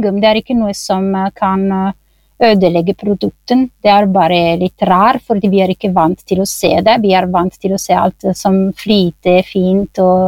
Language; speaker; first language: Norwegian; non-native, fluent; Italian